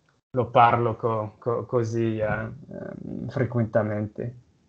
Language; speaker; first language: Italian; non-native, local second language; French